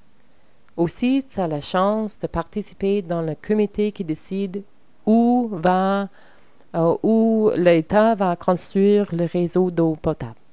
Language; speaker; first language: French; non-native, learner; English